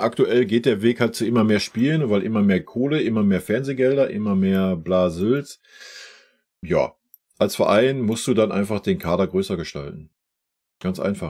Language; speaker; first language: German; native; German